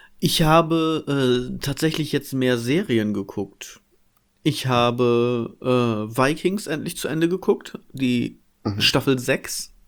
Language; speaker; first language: German; native; German